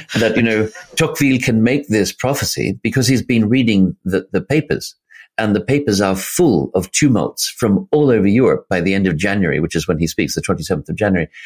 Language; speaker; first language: English; native; English